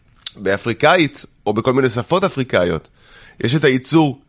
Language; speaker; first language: Hebrew; native; Hebrew